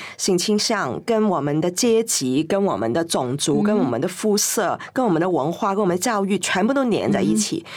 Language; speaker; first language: Chinese; non-native, fluent; Cantonese